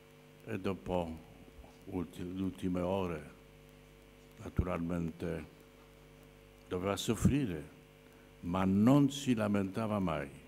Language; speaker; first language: Italian; non-native, fluent; Polish